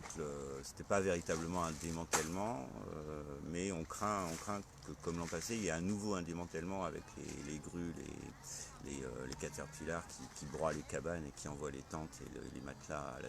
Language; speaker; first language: French; native; French